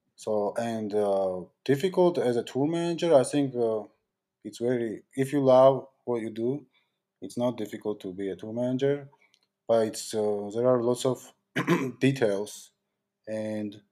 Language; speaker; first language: English; non-native, fluent; Georgian